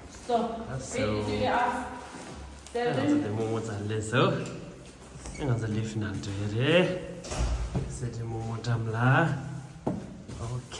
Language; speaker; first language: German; non-native, learner; Tibetan